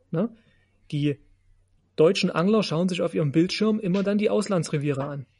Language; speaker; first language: German; native; German